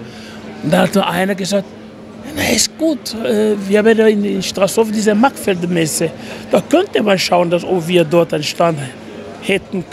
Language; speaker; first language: German; non-native, fluent; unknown